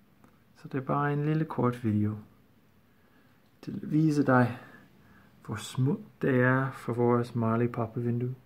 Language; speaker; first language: Danish; non-native, fluent; English